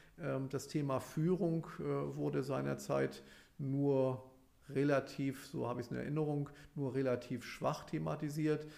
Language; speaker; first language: German; native; German